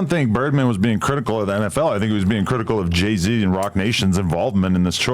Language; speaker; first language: English; native; English